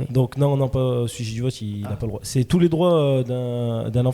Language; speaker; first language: French; native; French